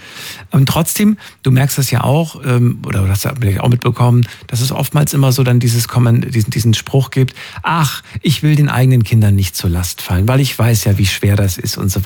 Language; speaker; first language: German; native; German